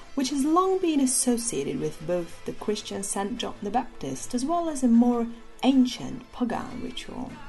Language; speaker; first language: English; non-native, fluent; Hungarian